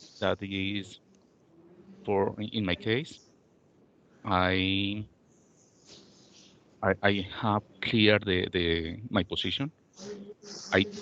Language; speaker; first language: English; non-native, learner; Spanish